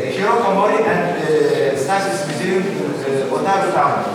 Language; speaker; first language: English; non-native, learner; Lithuanian